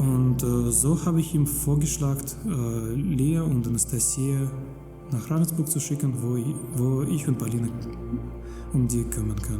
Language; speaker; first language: German; non-native, fluent; Russian